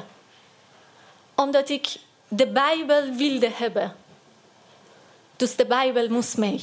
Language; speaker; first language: Dutch; non-native, learner; Persian